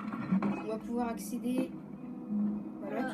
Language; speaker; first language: French; native; French